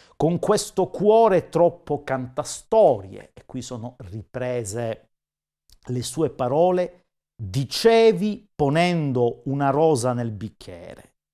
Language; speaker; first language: Italian; native; Italian